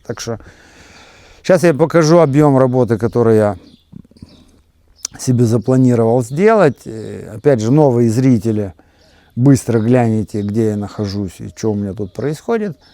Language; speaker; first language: Russian; native; Russian